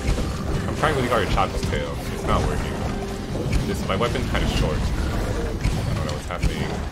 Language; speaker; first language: English; native; English